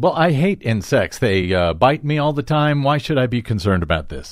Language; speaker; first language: English; native; English